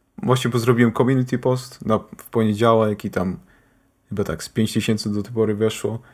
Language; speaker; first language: Polish; early bilingual, heritage; Polish